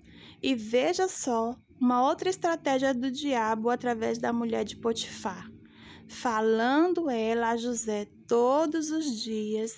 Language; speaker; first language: Portuguese; native; Portuguese